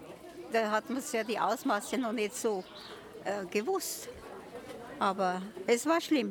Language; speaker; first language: German; native; German